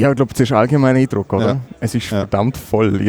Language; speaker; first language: German; native; German